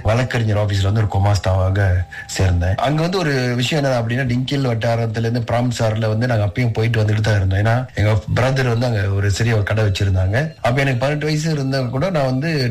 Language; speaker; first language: Tamil; early bilingual, heritage; Tamil